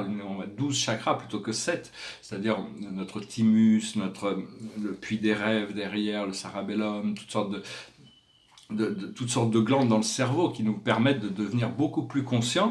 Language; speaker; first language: French; native; French